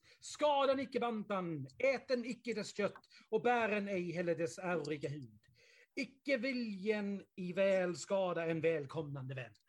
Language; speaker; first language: Swedish; native; Swedish